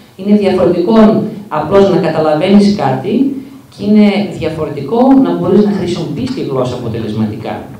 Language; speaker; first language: Greek; early bilingual, heritage; Greek